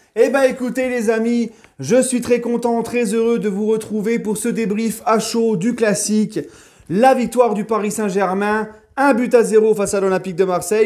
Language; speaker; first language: French; native; French